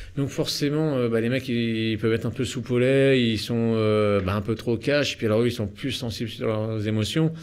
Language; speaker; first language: French; native; French